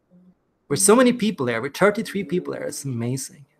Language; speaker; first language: English; non-native, fluent; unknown